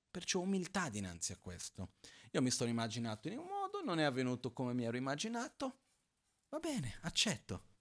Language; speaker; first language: Italian; non-native, fluent; Portuguese